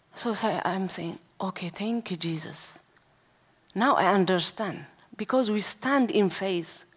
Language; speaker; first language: English; non-native, learner; Tigrinya